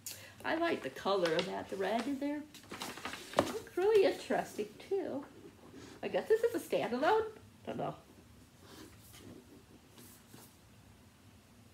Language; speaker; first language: English; native; English